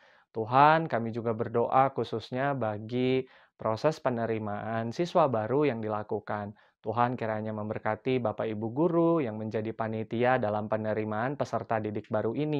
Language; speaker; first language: Indonesian; native; Indonesian